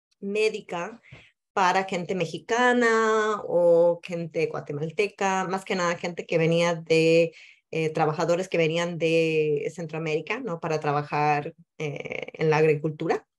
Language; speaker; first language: Spanish; early bilingual, heritage; Spanish